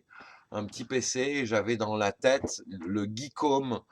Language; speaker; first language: French; native; French